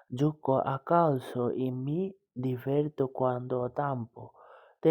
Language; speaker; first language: Italian; non-native, fluent; Bangla